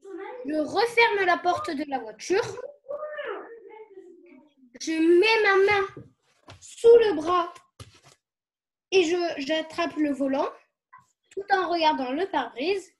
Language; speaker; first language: French; native; French